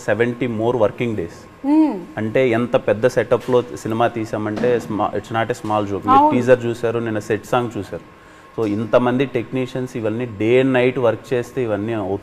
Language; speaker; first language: Telugu; native; Telugu